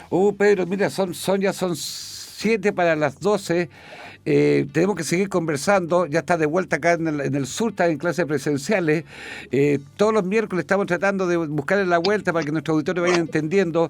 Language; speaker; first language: Spanish; native; Spanish